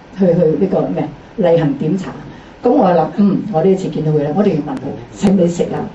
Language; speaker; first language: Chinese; non-native, local second language; Cantonese